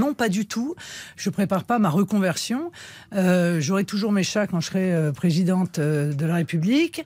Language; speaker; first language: French; native; French